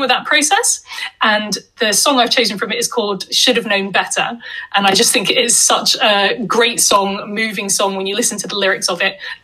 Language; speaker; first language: English; native; English